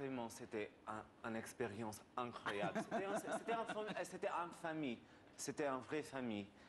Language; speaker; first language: French; non-native, learner; English